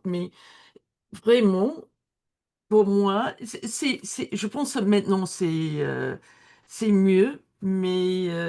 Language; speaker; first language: French; non-native, learner; English